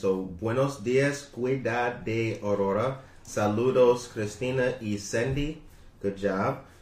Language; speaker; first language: Spanish; non-native, learner; English